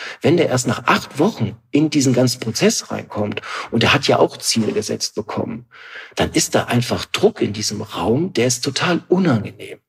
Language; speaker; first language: German; native; German